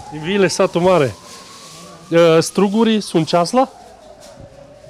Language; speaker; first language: Romanian; native; Romanian